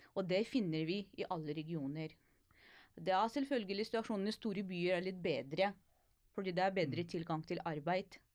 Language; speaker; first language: Norwegian; non-native, fluent; Ukrainian